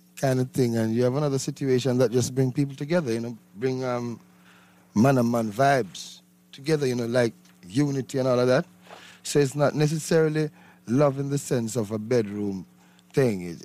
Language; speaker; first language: English; non-native, local second language; Jamaican Creole English